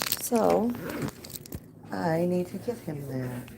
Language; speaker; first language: English; native; English